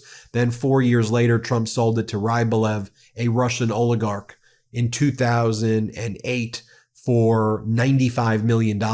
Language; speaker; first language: English; native; English